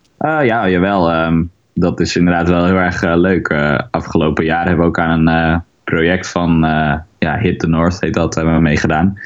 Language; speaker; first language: Dutch; native; Dutch